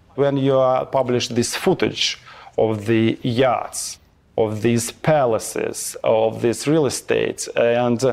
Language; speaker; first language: English; non-native, fluent; Russian